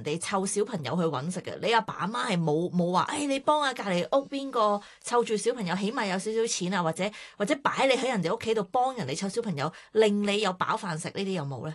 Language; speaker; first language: Cantonese; native; Cantonese